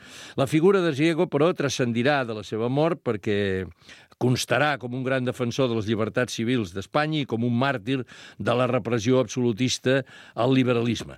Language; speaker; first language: Catalan; native; Catalan